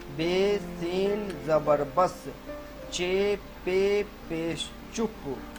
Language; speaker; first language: Urdu; native; Urdu